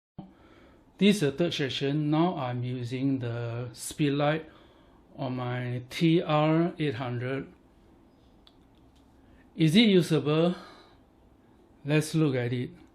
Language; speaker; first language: English; non-native, learner; Chinese